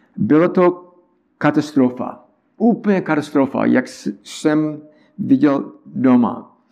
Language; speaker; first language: Czech; non-native, learner; English